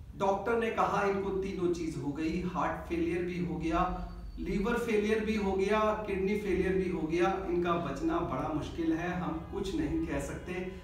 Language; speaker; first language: Hindi; native; Hindi